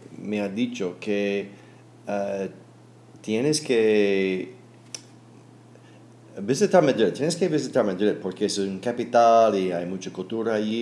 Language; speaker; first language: Spanish; non-native, fluent; English